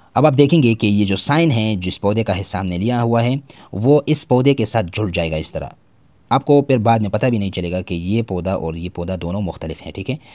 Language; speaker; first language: Urdu; non-native, local second language; Pashto